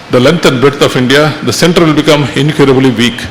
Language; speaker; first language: English; non-native, local second language; Tamil